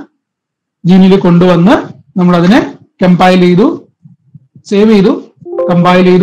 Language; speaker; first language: Malayalam; native; Malayalam